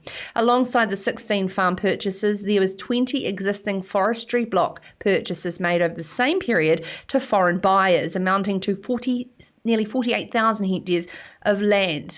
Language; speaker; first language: English; native; English